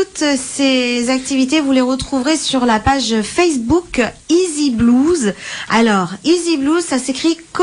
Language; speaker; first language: French; native; French